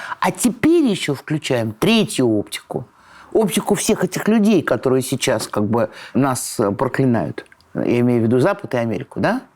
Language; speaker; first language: Russian; native; Russian